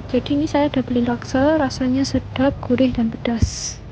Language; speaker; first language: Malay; non-native, learner; Indonesian